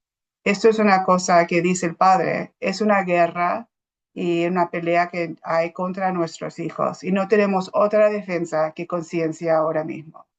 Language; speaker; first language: Spanish; non-native, fluent; English